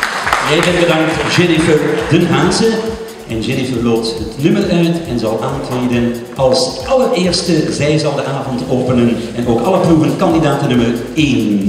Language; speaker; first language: Dutch; native; Dutch